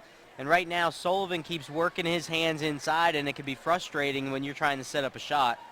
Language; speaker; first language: English; native; English